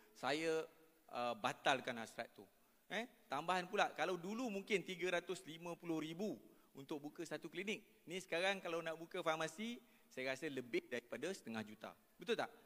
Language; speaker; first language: Malay; native; Malay